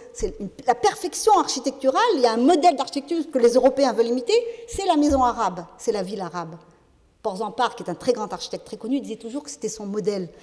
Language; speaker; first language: French; non-native, local second language; Arabic